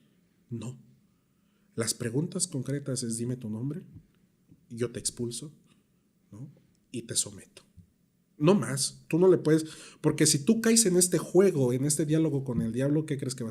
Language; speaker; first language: Spanish; native; Spanish